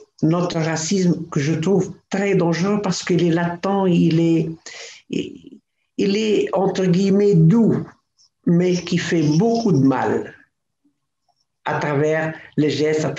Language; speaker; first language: French; non-native, local second language; Arabic